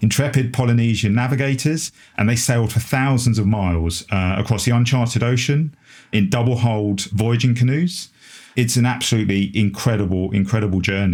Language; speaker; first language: English; native; English